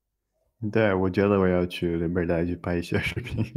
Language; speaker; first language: Chinese; non-native, learner; Portuguese